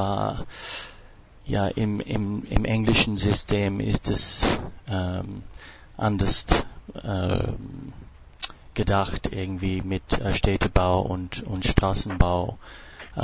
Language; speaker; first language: German; non-native, fluent; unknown